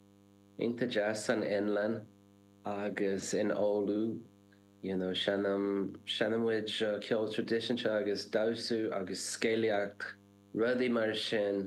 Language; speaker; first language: Irish; non-native, learner; English